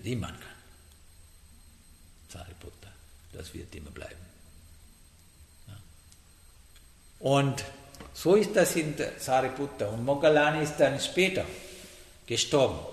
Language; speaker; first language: German; non-native, learner; Sinhala